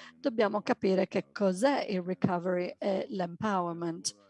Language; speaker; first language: Italian; non-native, fluent; Dutch